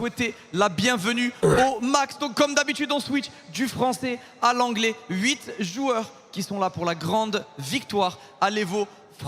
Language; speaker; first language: French; native; French